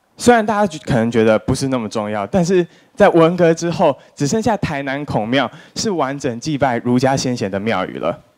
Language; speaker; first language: Chinese; native; Chinese